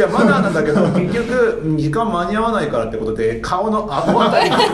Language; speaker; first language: Japanese; native; Japanese